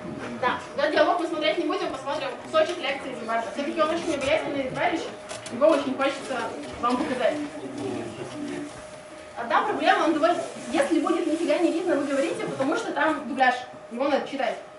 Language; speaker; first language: Russian; native; Russian